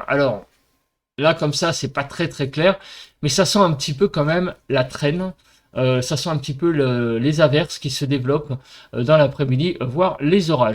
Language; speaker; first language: French; native; French